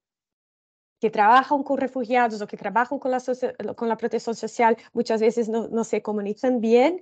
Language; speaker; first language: Spanish; non-native, fluent; Portuguese